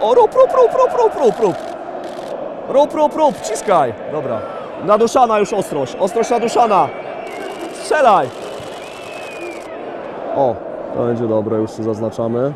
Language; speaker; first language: Polish; native; Polish